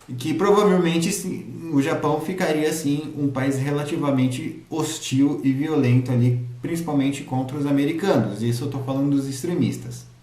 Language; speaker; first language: Portuguese; native; Portuguese